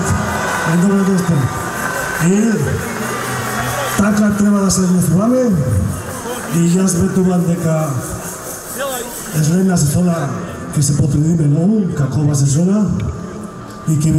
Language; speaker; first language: Macedonian; non-native, learner; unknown